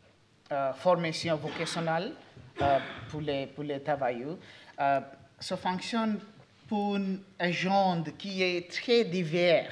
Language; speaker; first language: French; non-native, learner; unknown